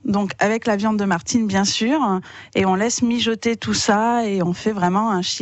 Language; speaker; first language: French; native; French